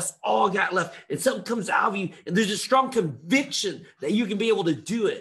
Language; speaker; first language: English; native; English